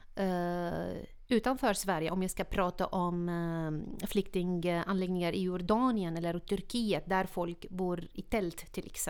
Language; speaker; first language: Swedish; non-native, fluent; Arabic